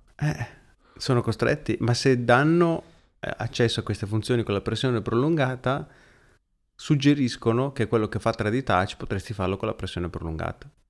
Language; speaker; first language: Italian; native; Italian